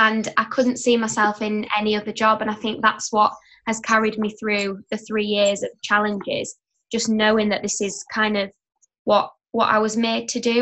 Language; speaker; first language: English; native; English